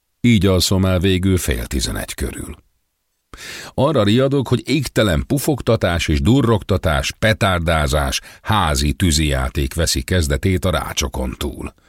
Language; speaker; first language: Hungarian; native; Hungarian